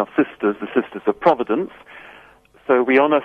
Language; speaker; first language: English; native; English